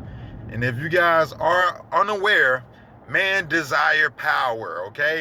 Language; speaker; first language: English; native; English